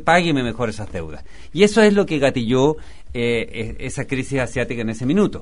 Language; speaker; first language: Spanish; native; Spanish